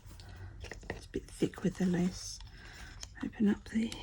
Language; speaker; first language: English; native; English